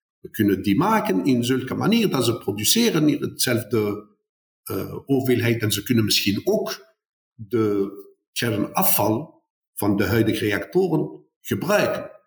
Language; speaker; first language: Dutch; non-native, fluent; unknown